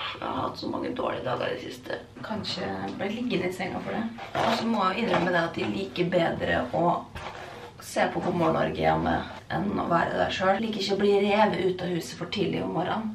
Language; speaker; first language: Norwegian; native; Norwegian